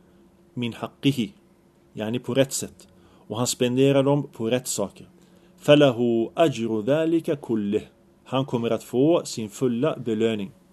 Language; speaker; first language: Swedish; early bilingual, other home language; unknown